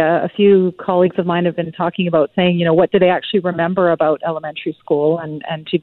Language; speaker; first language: English; native; English